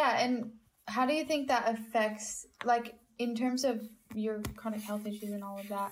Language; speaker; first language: English; native; English